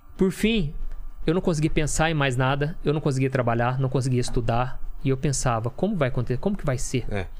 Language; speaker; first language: Portuguese; native; Portuguese